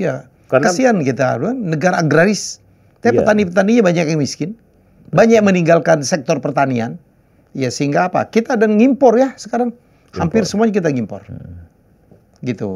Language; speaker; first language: Indonesian; native; Indonesian